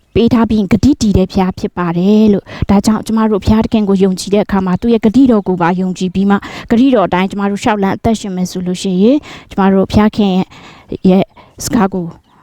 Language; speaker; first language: Burmese; non-native, local second language; Shan